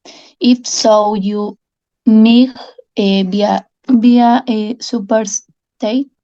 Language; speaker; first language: English; non-native, learner; Spanish